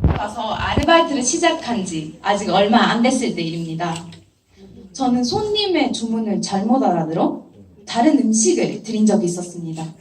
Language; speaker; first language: Korean; non-native, fluent; Japanese